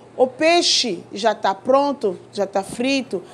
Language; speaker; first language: Portuguese; non-native, fluent; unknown